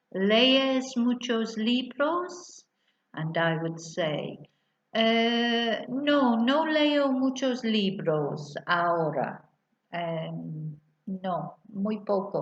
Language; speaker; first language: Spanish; non-native, fluent; English